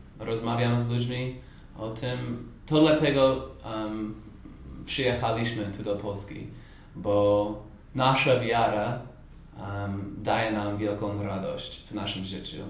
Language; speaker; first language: Polish; non-native, fluent; English